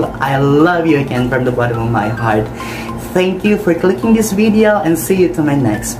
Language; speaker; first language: English; non-native, local second language; Filipino